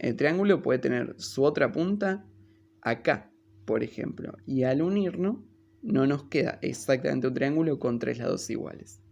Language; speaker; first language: Spanish; native; Spanish